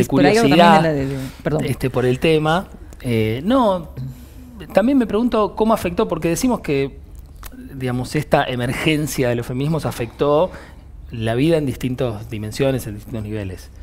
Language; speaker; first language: Spanish; native; Spanish